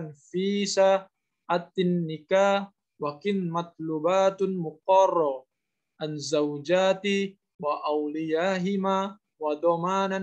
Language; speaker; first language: Arabic; non-native, learner; Indonesian